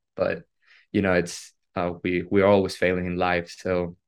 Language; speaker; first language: English; non-native, fluent; Spanish